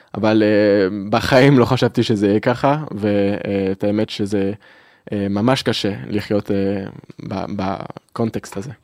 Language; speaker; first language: Hebrew; early bilingual, other home language; French